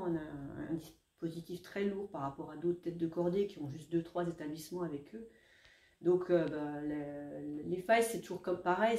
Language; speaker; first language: French; native; French